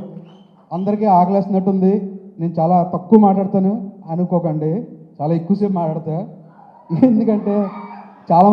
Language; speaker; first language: Telugu; native; Telugu